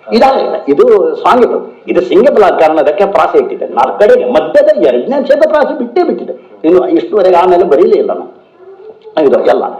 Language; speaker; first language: Kannada; non-native, local second language; Konkani